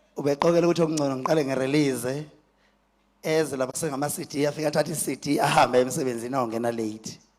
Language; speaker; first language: Zulu; native; Zulu